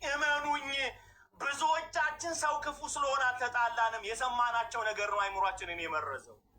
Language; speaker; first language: Amharic; non-native, local second language; Somali